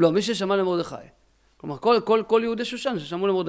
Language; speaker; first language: Hebrew; native; Hebrew